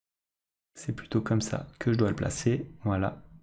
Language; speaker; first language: French; native; French